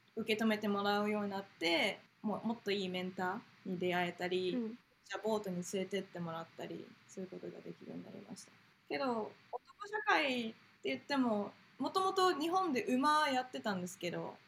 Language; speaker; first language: Japanese; native; Japanese